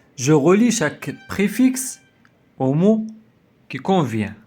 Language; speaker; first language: French; non-native, local second language; Arabic